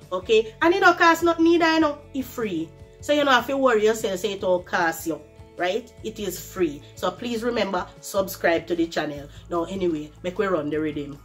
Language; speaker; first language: English; non-native, local second language; Jamaican Creole English